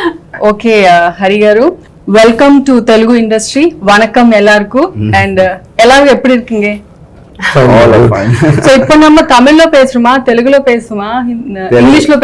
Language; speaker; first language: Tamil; non-native, learner; Telugu